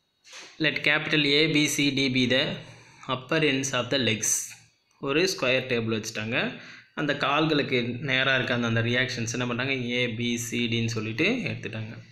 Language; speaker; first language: Tamil; native; Tamil